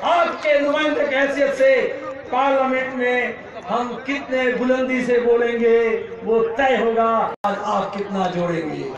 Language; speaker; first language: Hindi; non-native, local second language; Bangla